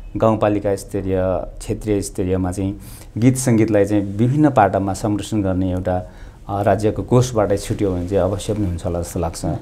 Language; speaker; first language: Nepali; non-native, local second language; Limbu